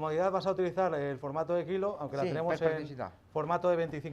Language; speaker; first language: Spanish; native; Spanish